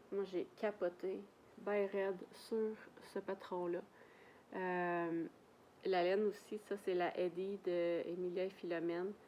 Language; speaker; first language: French; native; French